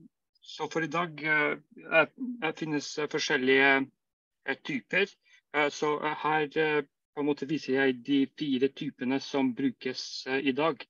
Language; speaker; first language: Norwegian; non-native, fluent; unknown